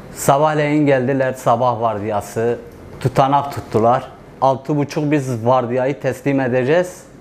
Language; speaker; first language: Turkish; non-native, local second language; Kurdish